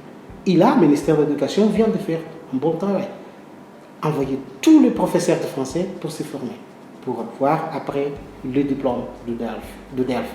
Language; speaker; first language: French; non-native, learner; Portuguese